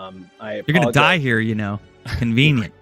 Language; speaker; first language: English; native; English